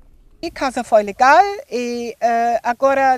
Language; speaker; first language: Portuguese; non-native, learner; German